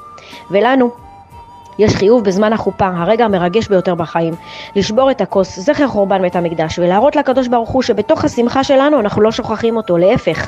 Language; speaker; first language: Hebrew; native; Hebrew